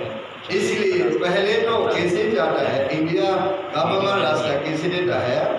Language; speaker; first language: Hindi; non-native, fluent; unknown